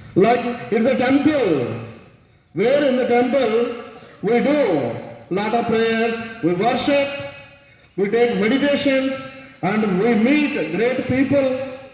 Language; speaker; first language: English; non-native, local second language; Telugu